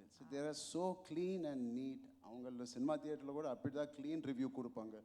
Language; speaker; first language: Tamil; non-native, local second language; Telugu